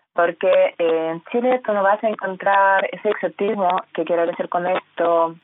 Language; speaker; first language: Spanish; non-native, fluent; Russian